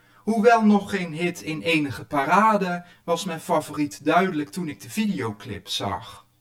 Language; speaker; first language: Dutch; native; Dutch